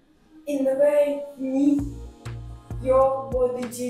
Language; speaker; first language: Chinese; non-native, learner; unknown